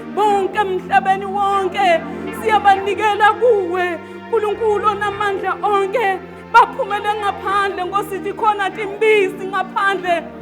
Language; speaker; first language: Zulu; non-native, local second language; Swati